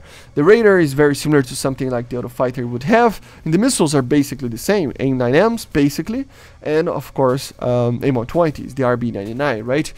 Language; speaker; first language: English; non-native, fluent; Portuguese